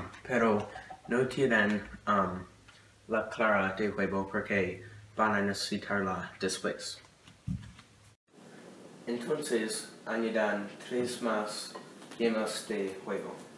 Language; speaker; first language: Spanish; non-native, learner; English